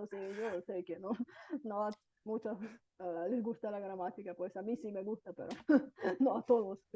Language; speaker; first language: Spanish; non-native, fluent; Bulgarian